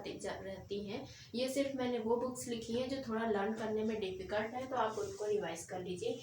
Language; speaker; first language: Hindi; native; Hindi